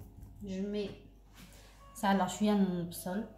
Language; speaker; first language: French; non-native, local second language; Arabic